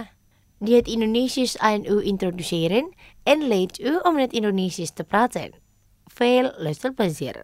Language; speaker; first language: Dutch; non-native, fluent; Indonesian